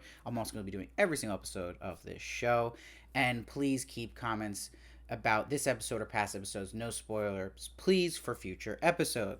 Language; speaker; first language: English; native; English